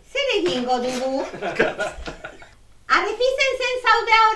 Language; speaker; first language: Basque; non-native, learner; Spanish